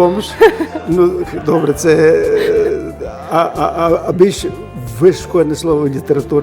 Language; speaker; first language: Ukrainian; non-native, fluent; Bulgarian